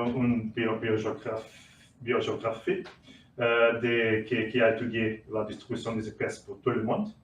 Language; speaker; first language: French; non-native, learner; Portuguese